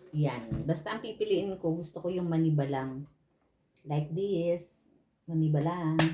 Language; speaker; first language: Filipino; non-native, local second language; Cebuano